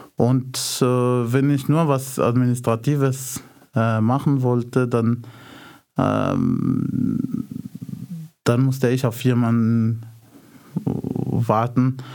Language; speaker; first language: German; non-native, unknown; Arabic